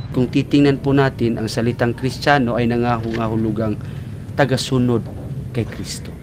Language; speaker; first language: Filipino; non-native, local second language; Cebuano